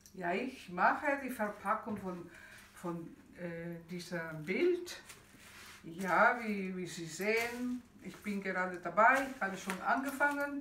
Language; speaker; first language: German; non-native, fluent; Spanish